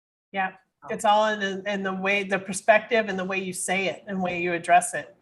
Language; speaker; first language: English; native; English